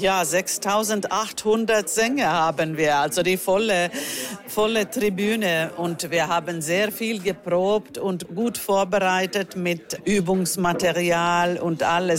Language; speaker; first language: German; non-native, learner; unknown